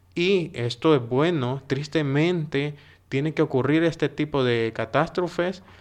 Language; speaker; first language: Spanish; native; Spanish